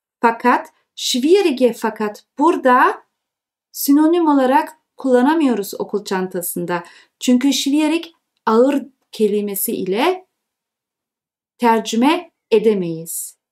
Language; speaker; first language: Turkish; early bilingual, heritage; Turkish